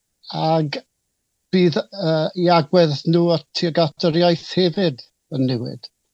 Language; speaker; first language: Welsh; non-native, local second language; English